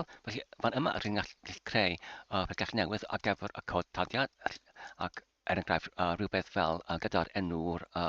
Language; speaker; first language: Welsh; non-native, learner; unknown